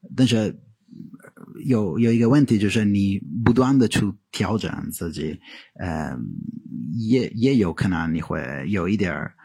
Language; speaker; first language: Chinese; non-native, fluent; Italian